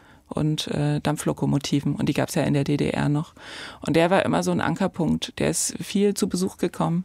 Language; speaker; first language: German; native; German